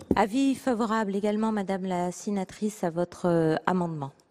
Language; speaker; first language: French; native; French